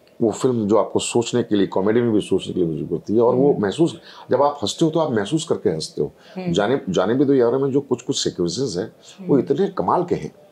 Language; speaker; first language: Hindi; native; Hindi